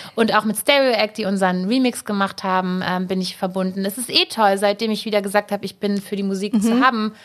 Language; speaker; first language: German; native; German